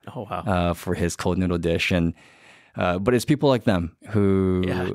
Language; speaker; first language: English; native; English